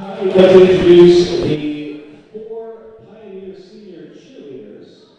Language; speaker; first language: English; native; English